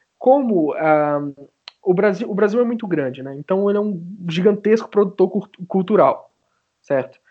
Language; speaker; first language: Portuguese; native; Portuguese